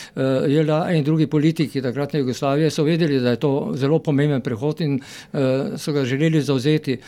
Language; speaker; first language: Slovenian; native; Slovenian